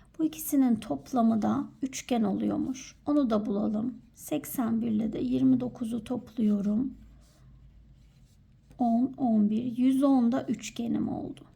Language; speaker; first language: Turkish; native; Turkish